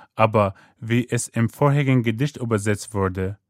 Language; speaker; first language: German; non-native, fluent; Arabic